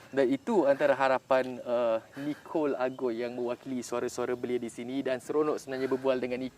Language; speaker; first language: Malay; native; Malay